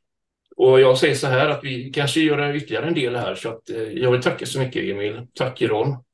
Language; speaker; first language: Swedish; native; Swedish